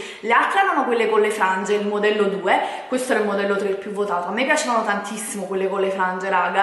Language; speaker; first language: Italian; native; Italian